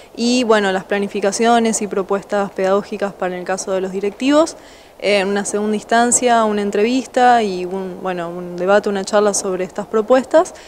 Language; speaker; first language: Spanish; native; Spanish